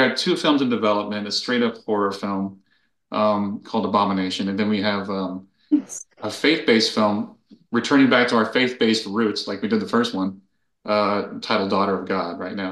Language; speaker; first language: English; native; English